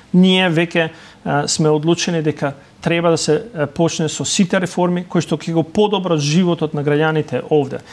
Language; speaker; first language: Macedonian; non-native, local second language; Albanian